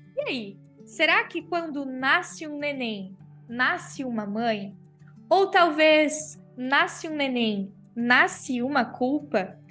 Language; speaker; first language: Portuguese; native; Portuguese